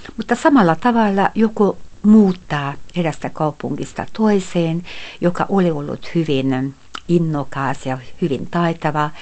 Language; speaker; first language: Finnish; non-native, fluent; Hungarian